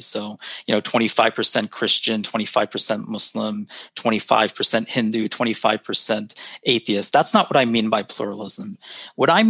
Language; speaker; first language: English; native; English